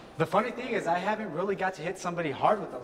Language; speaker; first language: English; native; English